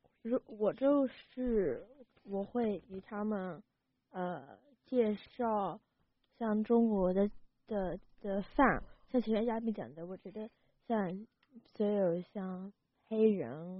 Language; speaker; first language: Chinese; early bilingual, heritage; Chinese